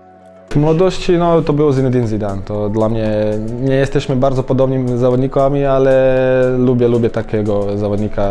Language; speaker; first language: Polish; non-native, fluent; Croatian